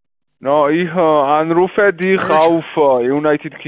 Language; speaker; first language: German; non-native, learner; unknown